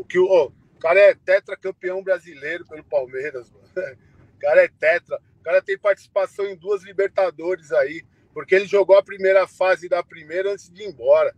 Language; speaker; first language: Portuguese; native; Portuguese